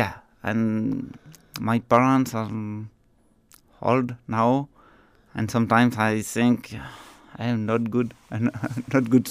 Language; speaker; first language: English; non-native, learner; French